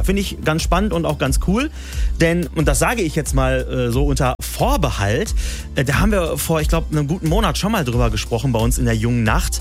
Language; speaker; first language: German; native; German